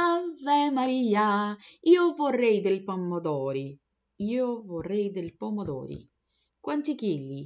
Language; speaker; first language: Italian; non-native, learner; Portuguese